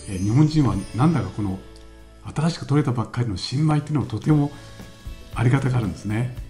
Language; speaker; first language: Japanese; native; Japanese